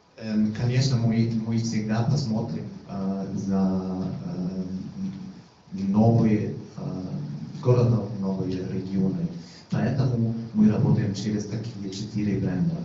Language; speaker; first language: Russian; non-native, learner; German